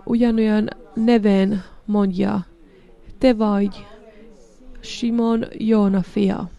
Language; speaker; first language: Hungarian; non-native, learner; Finnish